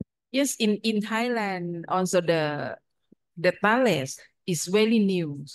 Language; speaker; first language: English; non-native, fluent; Thai